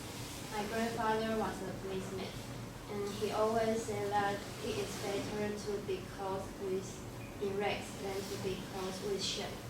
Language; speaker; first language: English; non-native, fluent; Chinese